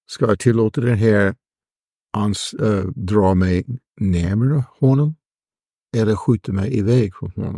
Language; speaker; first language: Swedish; non-native, fluent; English